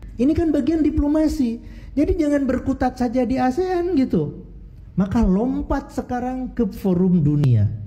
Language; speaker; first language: Indonesian; native; Indonesian